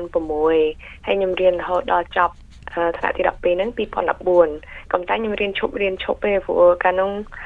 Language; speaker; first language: Khmer; early bilingual, heritage; Khmer